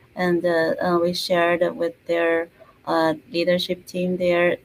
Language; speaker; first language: English; non-native, fluent; Chinese